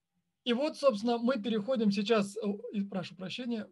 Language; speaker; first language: Russian; native; Russian